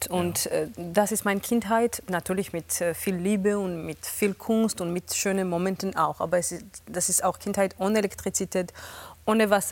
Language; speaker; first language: German; non-native, fluent; Georgian